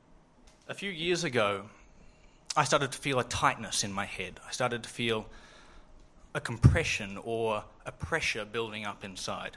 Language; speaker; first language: English; native; English